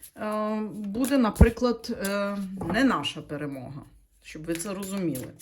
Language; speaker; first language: Ukrainian; non-native, local second language; Russian